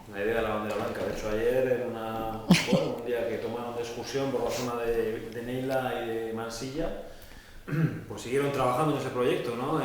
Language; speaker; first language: Spanish; native; Spanish